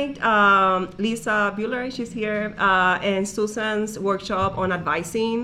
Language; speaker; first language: English; non-native, fluent; Spanish